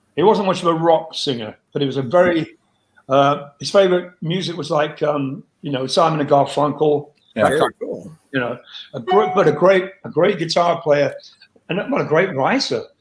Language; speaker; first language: English; native; English